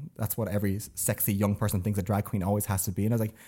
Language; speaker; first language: English; native; English